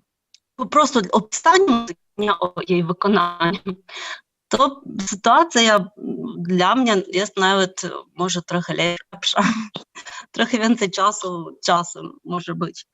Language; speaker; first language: Polish; non-native, fluent; Ukrainian